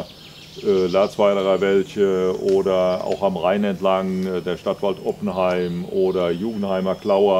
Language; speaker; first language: German; native; German